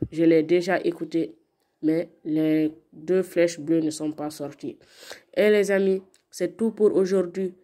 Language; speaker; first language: French; non-native, local second language; Fula